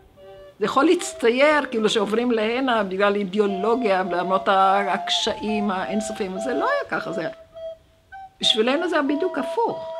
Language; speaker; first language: Hebrew; early bilingual, other home language; Romanian